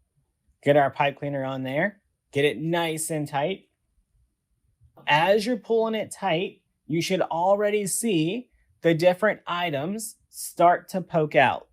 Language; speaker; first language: English; native; English